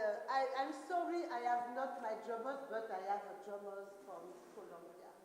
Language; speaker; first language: English; non-native, learner; French